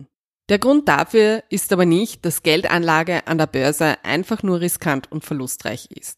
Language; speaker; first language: German; native; German